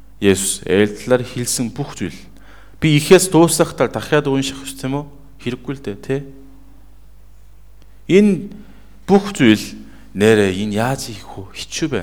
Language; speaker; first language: Mongolian; non-native, fluent; Korean